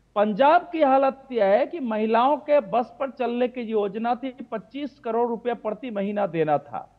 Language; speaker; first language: Hindi; native; Hindi